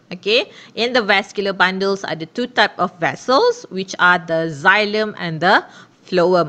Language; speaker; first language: English; non-native, local second language; Malay